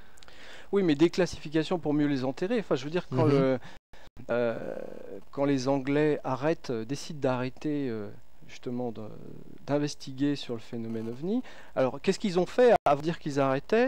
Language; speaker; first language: French; native; French